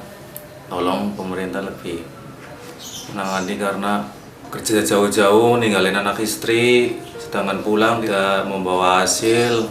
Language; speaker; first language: Indonesian; non-native, local second language; Javanese